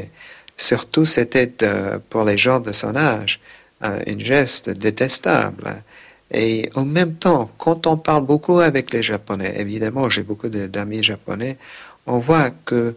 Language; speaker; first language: French; non-native, fluent; English